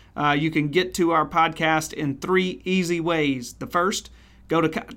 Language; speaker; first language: English; native; English